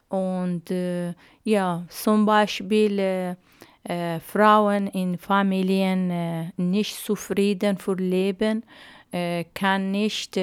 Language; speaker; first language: German; non-native, learner; Arabic